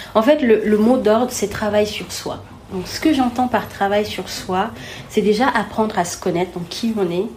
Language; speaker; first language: French; non-native, local second language; Wolof